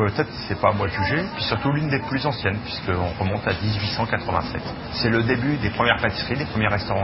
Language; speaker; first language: French; native; French